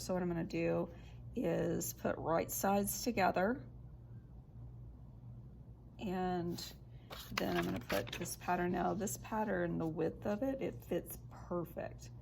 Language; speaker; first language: English; native; English